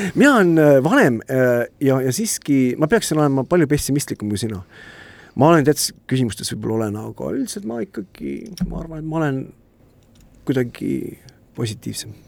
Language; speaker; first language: Estonian; native; Estonian